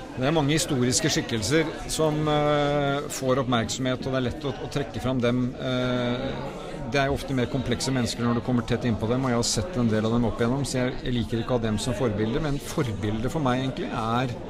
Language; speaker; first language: Norwegian; native; Norwegian